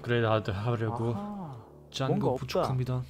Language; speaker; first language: Korean; non-native, learner; German